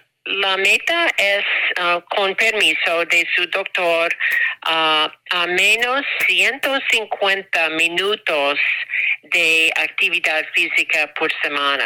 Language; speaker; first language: Spanish; non-native, learner; English